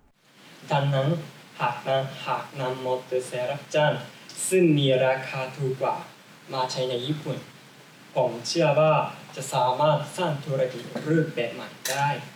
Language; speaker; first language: Thai; non-native, learner; Japanese